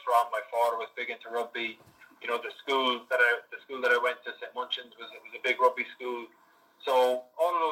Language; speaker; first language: English; native; English